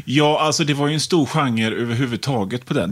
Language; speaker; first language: Swedish; native; Swedish